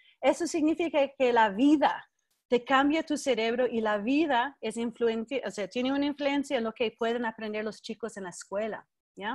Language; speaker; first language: Spanish; non-native, fluent; English